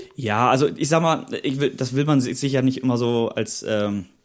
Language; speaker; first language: German; native; German